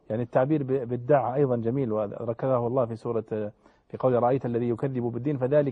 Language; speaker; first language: Arabic; native; Arabic